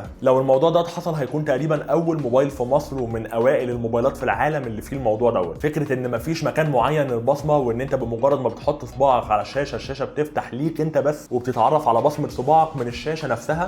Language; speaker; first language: Arabic; native; Arabic